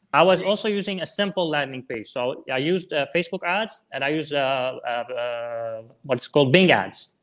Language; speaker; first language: English; non-native, fluent; Arabic